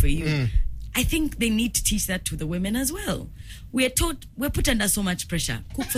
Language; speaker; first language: English; non-native, local second language; Ganda